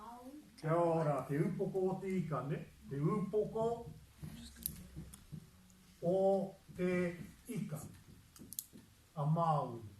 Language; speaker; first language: Māori; non-native, local second language; English